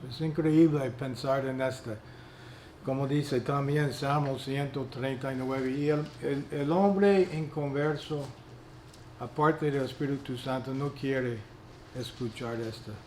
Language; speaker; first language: Spanish; non-native, fluent; English